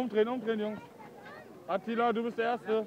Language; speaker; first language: German; native; German